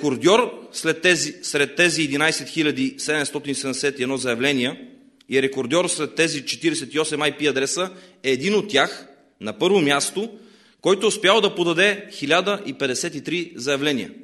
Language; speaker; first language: Bulgarian; native; Bulgarian